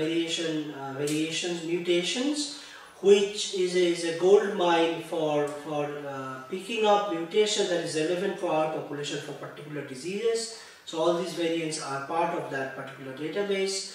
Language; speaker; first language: English; non-native, local second language; Bangla